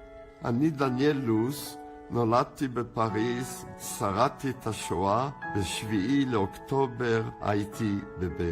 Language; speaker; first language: Hebrew; non-native, fluent; French